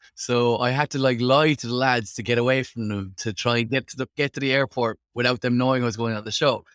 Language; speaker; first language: English; native; English